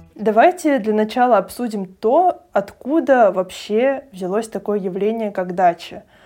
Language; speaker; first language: Russian; native; Russian